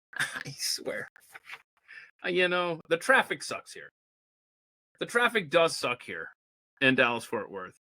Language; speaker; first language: English; native; English